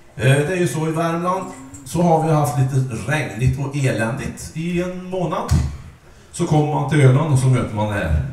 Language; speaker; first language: Swedish; native; Swedish